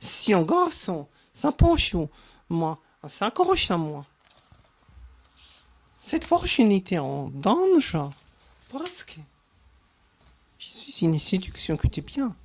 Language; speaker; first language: French; non-native, learner; German